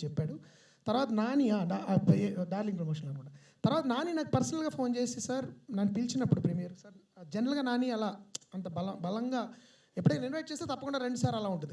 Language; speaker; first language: Telugu; native; Telugu